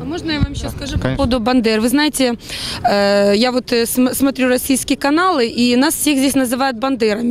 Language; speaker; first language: Russian; native; Russian